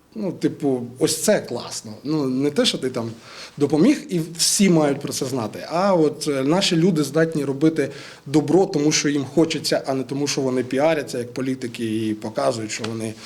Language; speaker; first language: Ukrainian; non-native, local second language; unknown